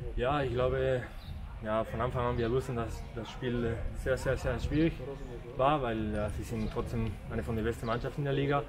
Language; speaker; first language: German; non-native, fluent; Spanish